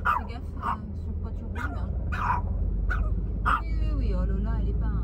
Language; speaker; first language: French; native; French